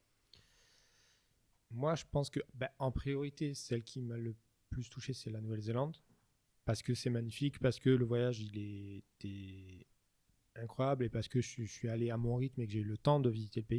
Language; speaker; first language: French; native; French